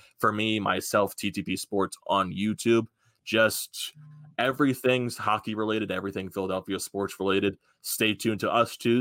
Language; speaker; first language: English; native; English